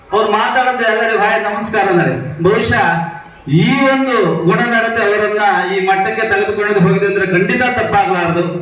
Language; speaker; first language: Kannada; native; Kannada